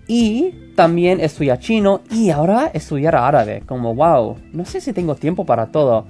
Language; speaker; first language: Spanish; non-native, fluent; English